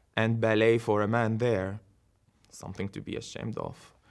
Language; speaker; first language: English; non-native, fluent; Arabic